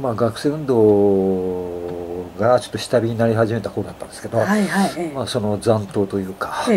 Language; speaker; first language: Japanese; native; Japanese